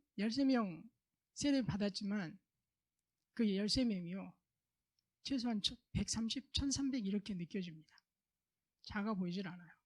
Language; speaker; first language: Korean; native; Korean